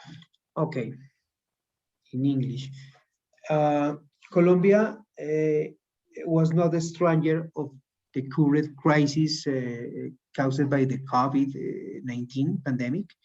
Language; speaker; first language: English; non-native, learner; Spanish